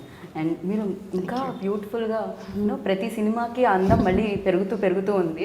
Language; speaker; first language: Telugu; native; Telugu